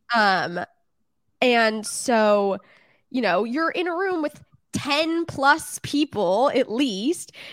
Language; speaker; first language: English; native; English